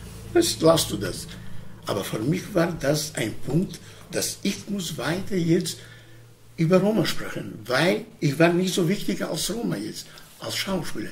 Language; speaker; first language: German; non-native, learner; Romany